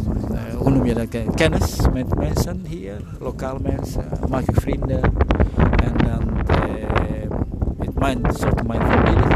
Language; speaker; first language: Dutch; non-native, fluent; Indonesian